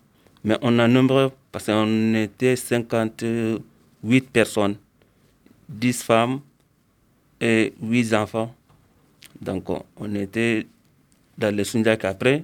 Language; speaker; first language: French; non-native, learner; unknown